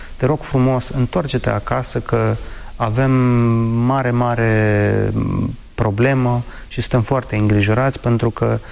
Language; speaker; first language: Romanian; non-native, local second language; Ukrainian